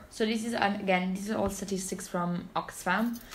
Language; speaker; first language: English; non-native, fluent; Italian